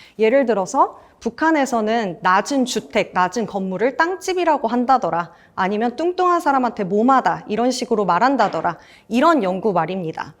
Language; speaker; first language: Korean; native; Korean